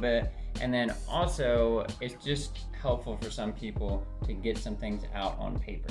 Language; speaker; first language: English; native; English